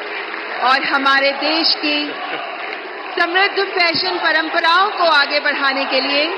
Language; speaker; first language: Hindi; native; Hindi